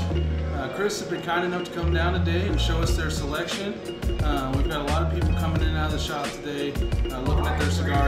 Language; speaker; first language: English; native; English